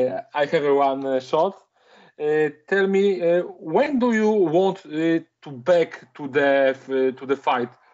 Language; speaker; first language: English; non-native, learner; Polish